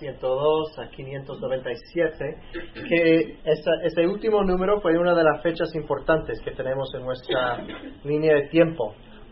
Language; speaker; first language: Spanish; native; Spanish